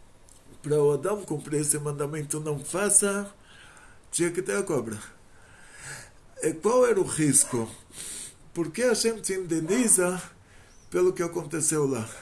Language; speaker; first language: Portuguese; native; Portuguese